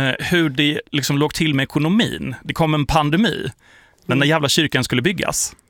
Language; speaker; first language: Swedish; early bilingual, other home language; Polish